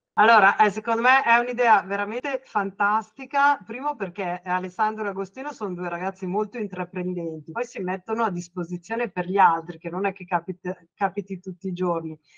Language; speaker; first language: Italian; native; Italian